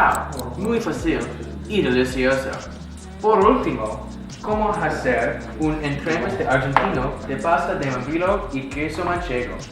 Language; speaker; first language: Spanish; non-native, learner; English